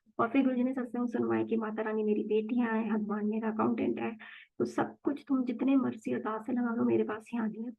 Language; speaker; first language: Hindi; native; Hindi